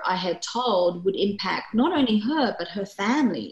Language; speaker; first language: English; early bilingual, other home language; Korean